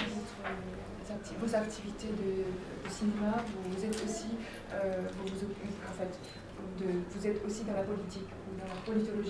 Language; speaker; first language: French; non-native, learner; Georgian